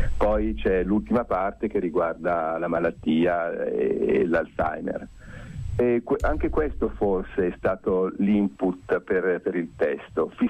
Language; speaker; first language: Italian; native; Italian